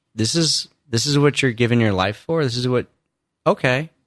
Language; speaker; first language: English; native; English